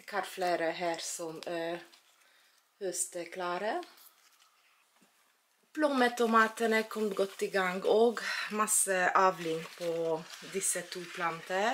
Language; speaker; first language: Swedish; non-native, learner; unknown